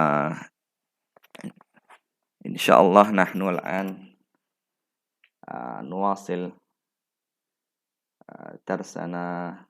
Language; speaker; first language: Arabic; non-native, fluent; Indonesian